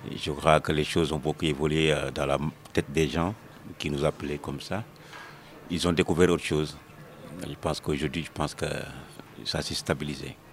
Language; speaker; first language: French; non-native, local second language; Wolof